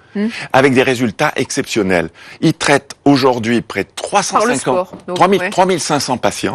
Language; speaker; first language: French; native; French